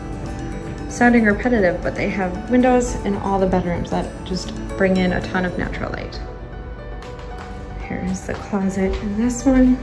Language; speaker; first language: English; native; English